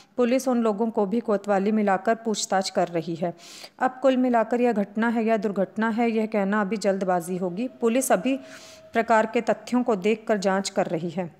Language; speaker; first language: Hindi; native; Hindi